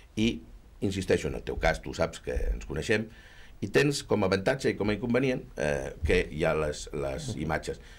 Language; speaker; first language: Catalan; native; Catalan